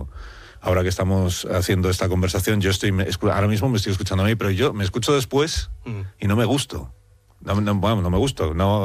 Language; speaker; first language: Spanish; native; Spanish